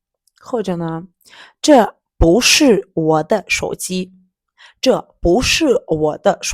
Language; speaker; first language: Chinese; non-native, fluent; Azerbaijani